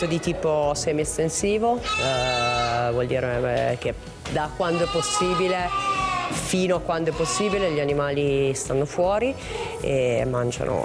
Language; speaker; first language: Italian; native; Italian